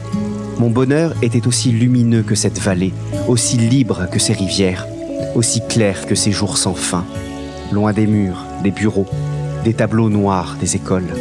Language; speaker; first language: French; native; French